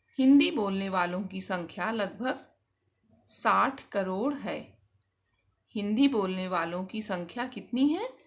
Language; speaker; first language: Hindi; native; Hindi